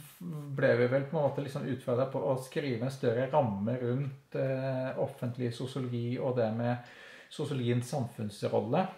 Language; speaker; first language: Norwegian; native; Norwegian